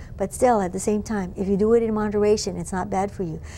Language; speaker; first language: English; native; English